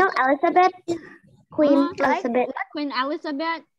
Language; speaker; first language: English; non-native, learner; Indonesian